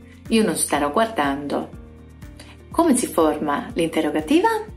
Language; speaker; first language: Italian; native; Italian